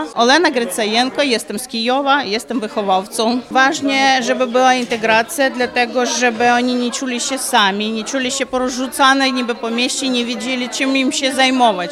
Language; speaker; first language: Polish; non-native, fluent; Ukrainian